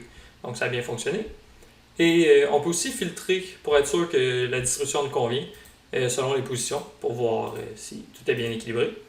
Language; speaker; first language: French; native; French